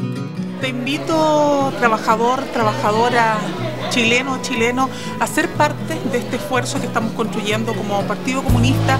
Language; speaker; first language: Spanish; native; Spanish